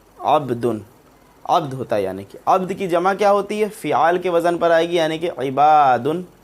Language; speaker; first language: Urdu; native; Urdu